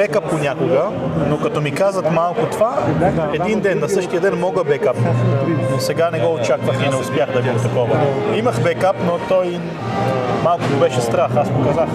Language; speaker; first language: Bulgarian; native; Bulgarian